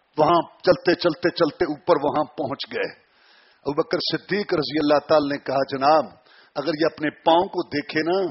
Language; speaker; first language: Urdu; non-native, local second language; Punjabi